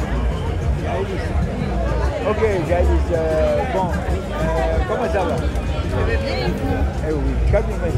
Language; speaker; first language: French; native; French